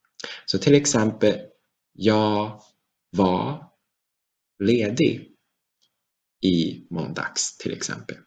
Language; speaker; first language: Swedish; non-native, fluent; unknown